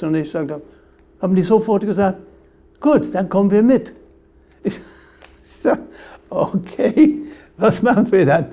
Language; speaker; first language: German; non-native, fluent; English